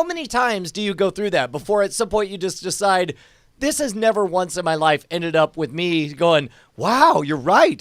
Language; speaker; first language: English; native; English